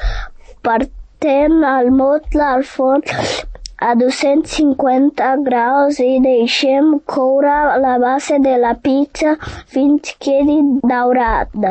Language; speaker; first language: Catalan; early bilingual, other home language; Portuguese